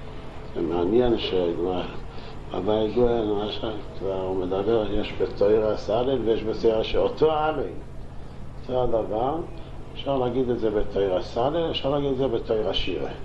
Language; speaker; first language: Hebrew; non-native, local second language; Yiddish